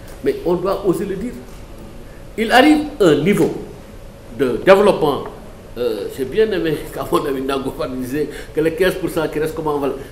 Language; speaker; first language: French; non-native, local second language; Wolof